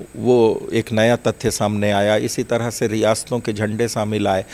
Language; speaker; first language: Hindi; native; Hindi